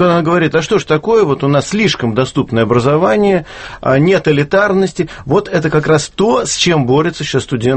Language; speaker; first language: Russian; native; Russian